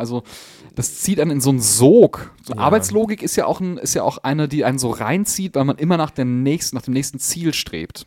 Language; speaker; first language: German; native; German